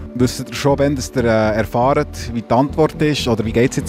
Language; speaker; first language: German; native; German